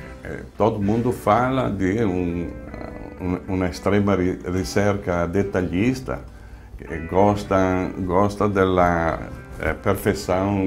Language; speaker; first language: Portuguese; non-native, fluent; Italian